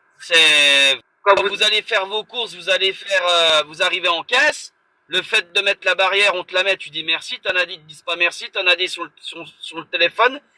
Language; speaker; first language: French; native; French